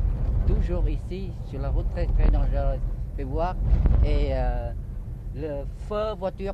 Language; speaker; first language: French; non-native, learner; Vietnamese